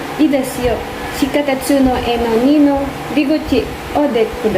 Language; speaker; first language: Japanese; non-native, learner; Filipino